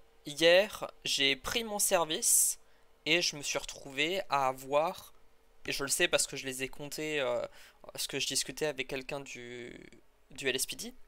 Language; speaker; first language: French; native; French